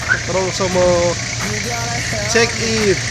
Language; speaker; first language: Indonesian; non-native, local second language; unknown